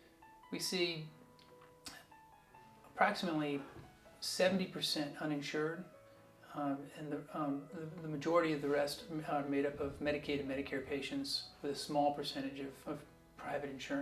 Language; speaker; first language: English; native; English